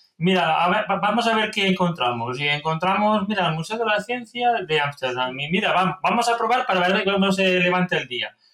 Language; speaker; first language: Spanish; non-native, local second language; Catalan